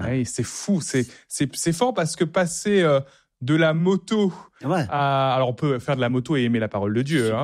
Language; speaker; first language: French; native; French